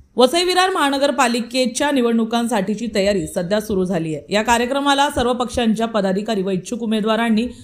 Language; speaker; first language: Marathi; native; Marathi